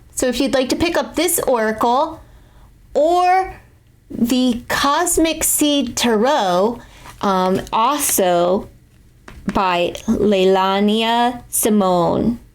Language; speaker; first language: English; native; English